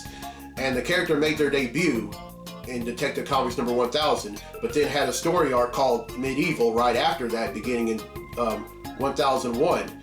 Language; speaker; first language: English; native; English